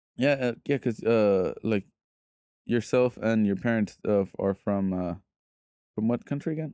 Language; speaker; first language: English; early bilingual, other home language; Spanish